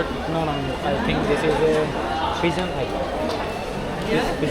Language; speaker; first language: English; non-native, learner; Hindi